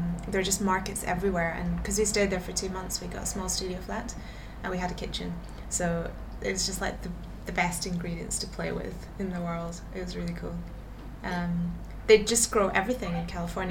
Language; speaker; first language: English; native; English